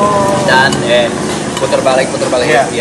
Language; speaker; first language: Indonesian; non-native, fluent; English